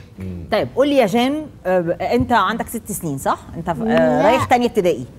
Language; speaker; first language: Arabic; native; Arabic